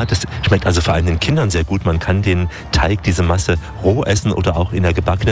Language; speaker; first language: German; native; German